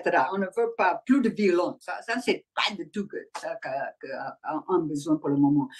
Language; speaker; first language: French; non-native, learner; English